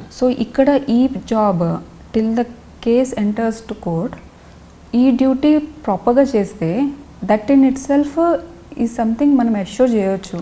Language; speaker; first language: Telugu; non-native, local second language; Lambadi